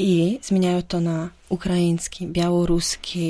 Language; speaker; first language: Polish; non-native, fluent; Ukrainian